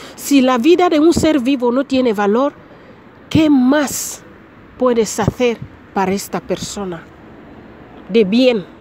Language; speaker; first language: Spanish; non-native, local second language; Fang